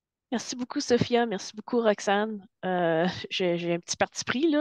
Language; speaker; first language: French; native; French